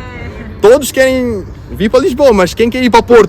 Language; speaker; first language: Portuguese; non-native, fluent; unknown